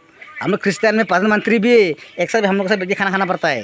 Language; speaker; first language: Hindi; non-native, local second language; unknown